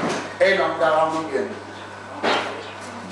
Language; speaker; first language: Spanish; non-native, learner; French